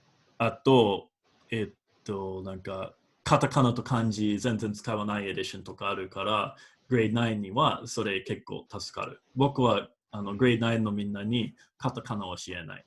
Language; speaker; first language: Japanese; non-native, fluent; English